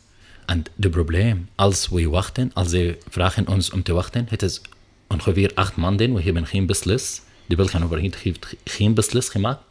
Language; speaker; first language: Dutch; non-native, learner; Arabic